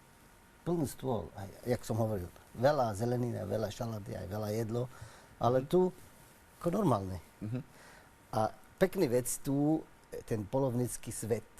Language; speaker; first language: Slovak; non-native, learner; Arabic